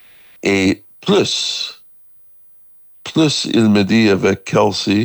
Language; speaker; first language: French; non-native, learner; English